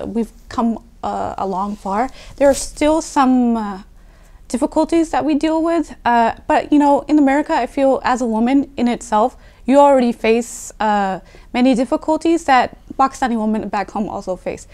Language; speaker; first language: English; native; English